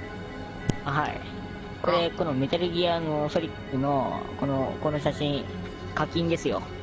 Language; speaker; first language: Japanese; native; Japanese